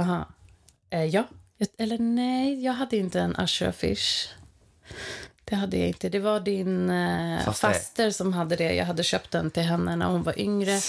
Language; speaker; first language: Swedish; native; Swedish